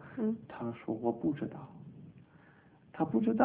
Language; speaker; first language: Chinese; early bilingual, heritage; Chinese